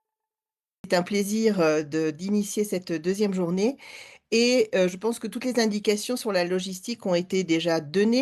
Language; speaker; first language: French; non-native, fluent; Spanish